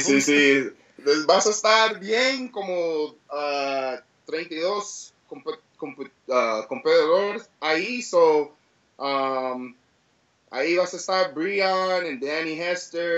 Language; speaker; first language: Spanish; early bilingual, heritage; English